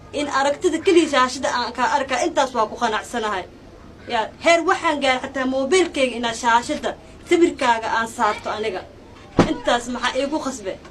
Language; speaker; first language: Somali; early bilingual, heritage; Somali